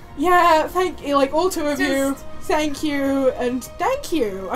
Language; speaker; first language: English; native; English